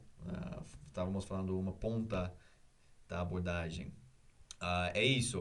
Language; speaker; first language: Portuguese; non-native, learner; English